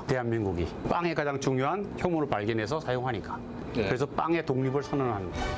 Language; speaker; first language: Korean; native; Korean